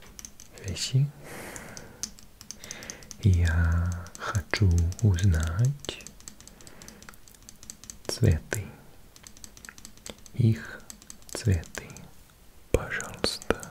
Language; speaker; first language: Russian; non-native, learner; Welsh